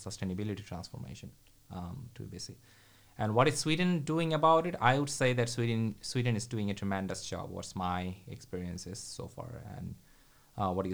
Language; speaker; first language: English; non-native, local second language; Bangla